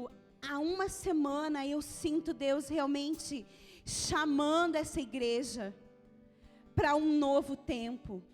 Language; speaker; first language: Portuguese; native; Portuguese